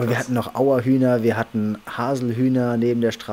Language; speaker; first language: German; native; German